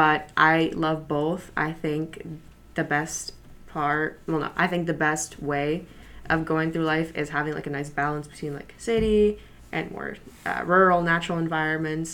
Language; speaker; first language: English; early bilingual, other home language; Polish